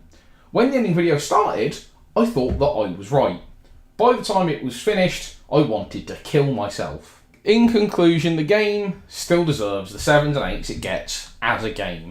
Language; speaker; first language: English; native; English